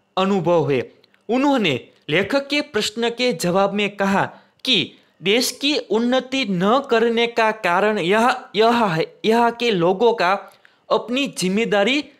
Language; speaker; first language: Hindi; non-native, local second language; Gujarati